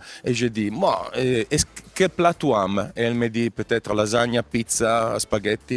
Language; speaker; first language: French; non-native, fluent; Italian